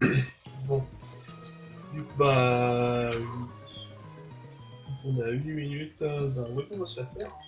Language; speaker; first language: French; native; French